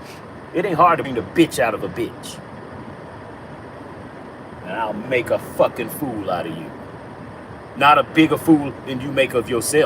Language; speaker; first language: English; native; English